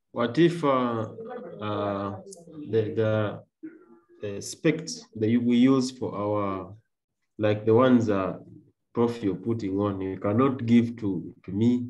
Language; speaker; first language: English; non-native, fluent; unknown